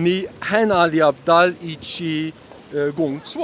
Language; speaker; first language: Chinese; non-native, learner; German